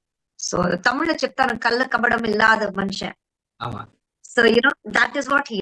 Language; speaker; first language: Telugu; non-native, local second language; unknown